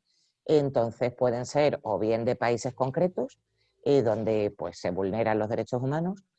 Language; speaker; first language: Spanish; native; Spanish